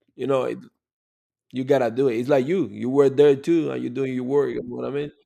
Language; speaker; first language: English; non-native, learner; Spanish